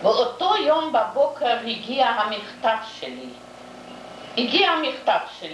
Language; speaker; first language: Hebrew; non-native, fluent; Yiddish